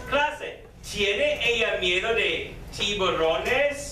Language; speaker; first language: Spanish; non-native, fluent; English